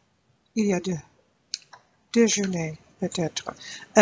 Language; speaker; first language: French; non-native, learner; English